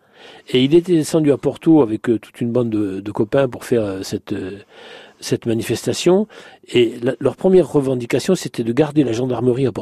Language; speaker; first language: French; native; French